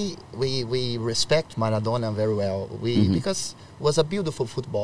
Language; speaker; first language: English; non-native, learner; Portuguese